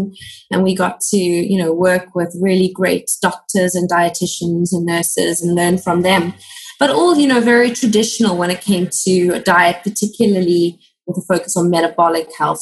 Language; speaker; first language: English; native; English